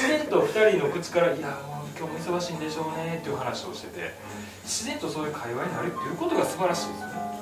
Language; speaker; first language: Japanese; native; Japanese